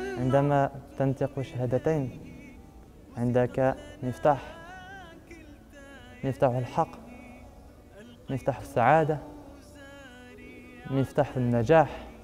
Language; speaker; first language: Arabic; non-native, learner; French